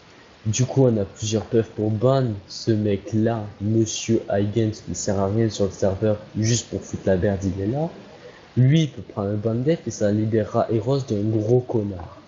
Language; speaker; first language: French; native; French